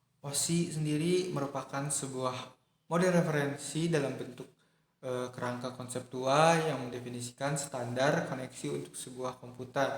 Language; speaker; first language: Indonesian; native; Indonesian